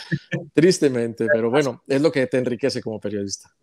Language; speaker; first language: Spanish; native; Spanish